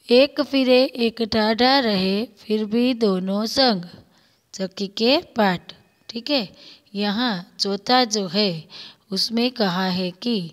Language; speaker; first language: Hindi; non-native, local second language; Gujarati